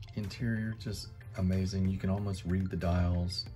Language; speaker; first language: English; native; English